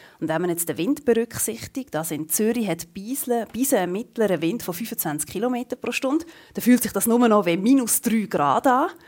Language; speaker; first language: German; native; German